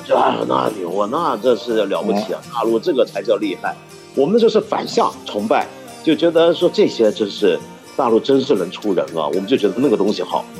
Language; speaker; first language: Chinese; non-native, local second language; Cantonese